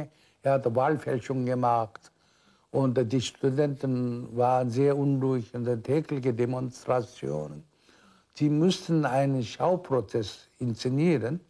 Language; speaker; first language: German; non-native, fluent; Korean